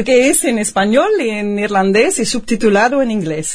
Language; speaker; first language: Spanish; non-native, fluent; Dutch